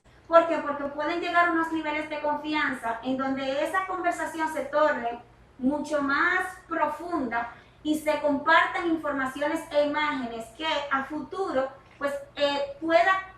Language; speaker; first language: Spanish; native; Spanish